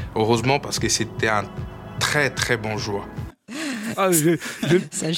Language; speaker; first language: French; non-native, fluent; Portuguese